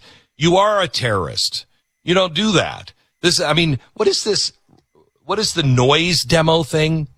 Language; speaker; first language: English; native; English